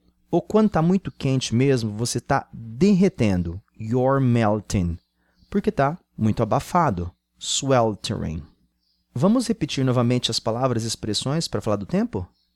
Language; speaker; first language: Portuguese; native; Portuguese